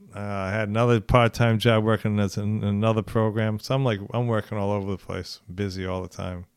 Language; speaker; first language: English; native; English